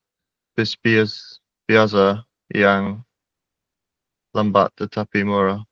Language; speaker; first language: Indonesian; non-native, learner; English